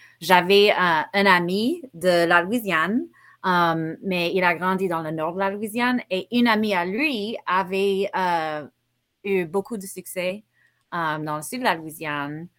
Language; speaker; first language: French; non-native, fluent; English